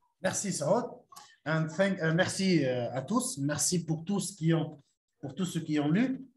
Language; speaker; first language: French; non-native, fluent; Arabic